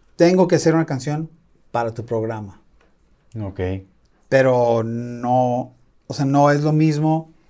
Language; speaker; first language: Spanish; native; Spanish